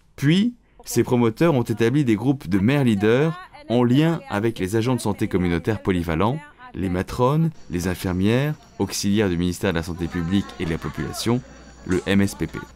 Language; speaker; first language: French; non-native, local second language; Haitian Creole